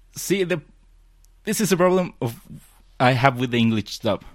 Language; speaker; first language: English; non-native, fluent; Spanish